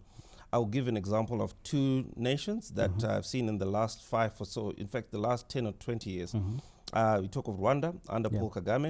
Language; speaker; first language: English; non-native, local second language; Shona